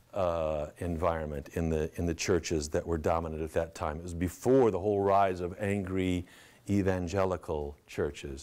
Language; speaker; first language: English; native; English